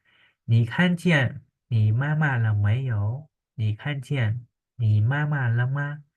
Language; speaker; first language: Chinese; non-native, fluent; Khmer